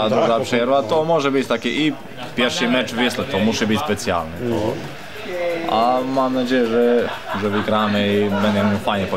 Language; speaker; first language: Polish; non-native, learner; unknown